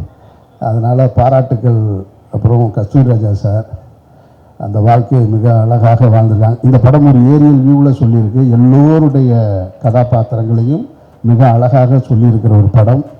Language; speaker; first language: Tamil; native; Tamil